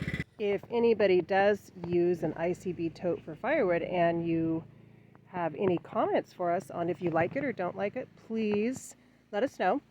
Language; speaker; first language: English; native; English